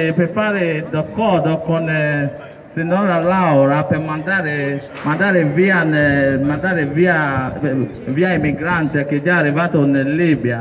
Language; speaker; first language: Italian; non-native, learner; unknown